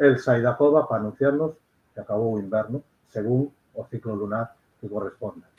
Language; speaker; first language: Spanish; non-native, local second language; Galician